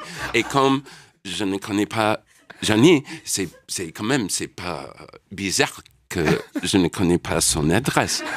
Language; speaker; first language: French; non-native, learner; English